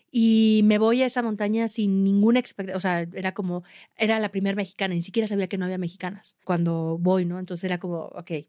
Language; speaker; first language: Spanish; native; Spanish